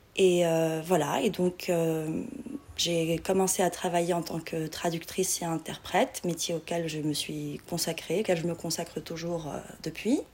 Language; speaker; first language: French; non-native, local second language; Arabic